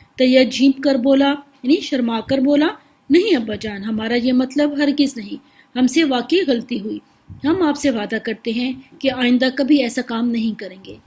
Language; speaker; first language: Urdu; native; Urdu